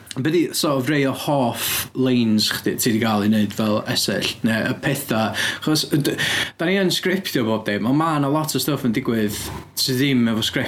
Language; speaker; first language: Welsh; native; Welsh